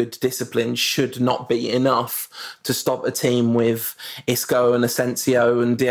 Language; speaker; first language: English; native; English